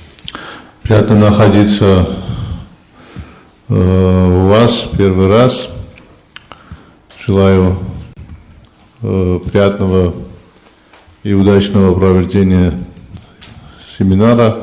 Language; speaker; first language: Russian; non-native, local second language; Armenian